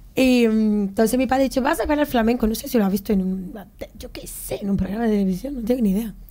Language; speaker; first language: Spanish; non-native, fluent; Portuguese